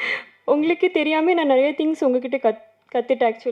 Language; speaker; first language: Tamil; non-native, learner; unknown